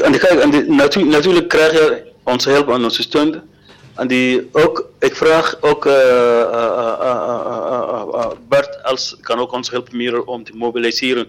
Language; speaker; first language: Dutch; non-native, learner; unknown